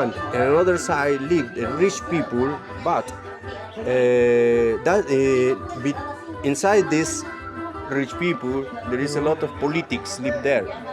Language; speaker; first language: English; non-native, fluent; Spanish